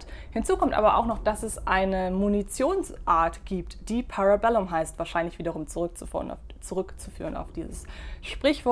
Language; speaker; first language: German; native; German